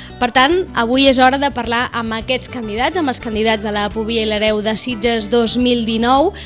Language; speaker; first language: Catalan; native; Catalan